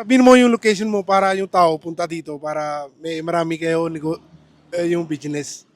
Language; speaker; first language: Filipino; non-native, learner; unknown